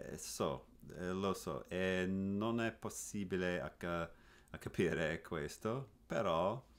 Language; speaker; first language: Italian; non-native, learner; English